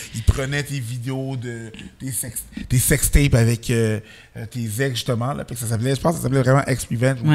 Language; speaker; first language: French; early bilingual, other home language; Haitian Creole